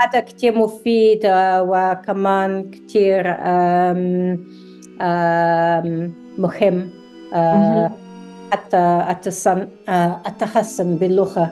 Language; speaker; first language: Arabic; non-native, learner; English